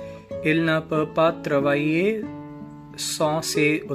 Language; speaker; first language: French; non-native, learner; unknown